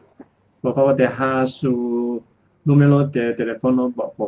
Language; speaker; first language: Spanish; non-native, learner; Chinese